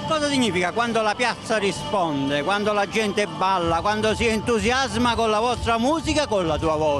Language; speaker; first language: Italian; native; Italian